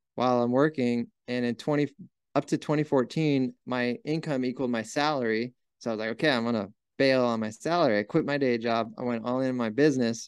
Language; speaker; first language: English; native; English